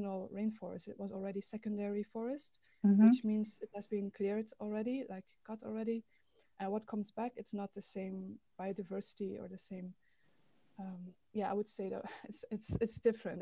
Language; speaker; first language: English; non-native, fluent; Dutch